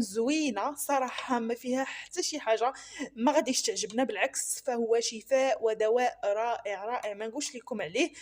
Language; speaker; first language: Arabic; native; Arabic